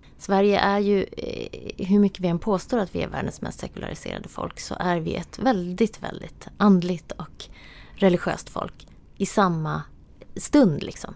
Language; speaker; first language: Swedish; native; Swedish